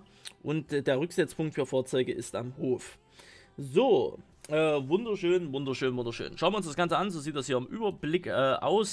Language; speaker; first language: German; native; German